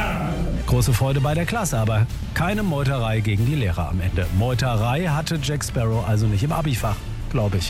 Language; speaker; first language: German; native; German